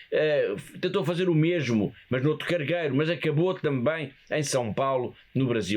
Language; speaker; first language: Portuguese; native; Portuguese